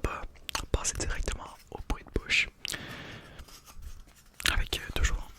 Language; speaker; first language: French; native; French